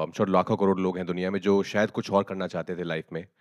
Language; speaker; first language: Hindi; native; Hindi